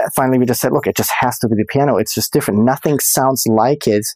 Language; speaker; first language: English; non-native, fluent; German